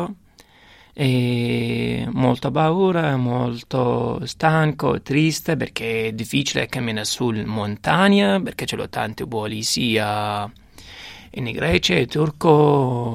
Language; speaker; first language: Italian; non-native, learner; Arabic